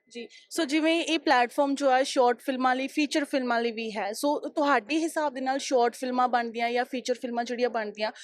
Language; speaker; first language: Punjabi; native; Punjabi